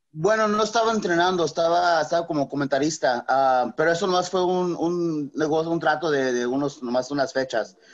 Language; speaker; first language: Spanish; native; Spanish